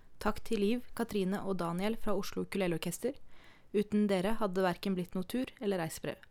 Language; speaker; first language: Norwegian; native; Norwegian